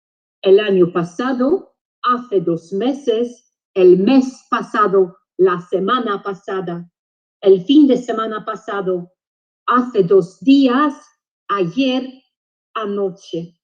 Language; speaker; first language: Spanish; non-native, fluent; English